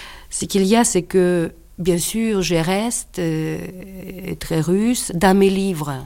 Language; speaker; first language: French; non-native, fluent; Russian